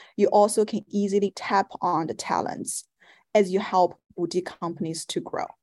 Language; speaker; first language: English; non-native, fluent; Chinese